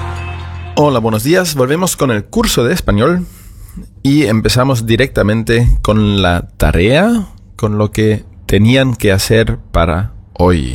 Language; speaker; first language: Spanish; non-native, fluent; German